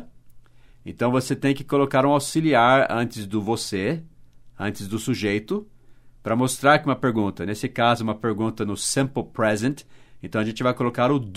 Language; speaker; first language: Portuguese; non-native, fluent; English